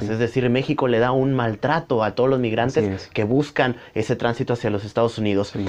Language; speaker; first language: Spanish; native; Spanish